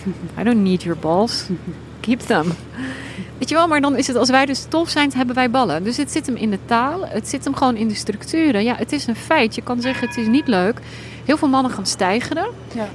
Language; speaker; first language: Dutch; native; Dutch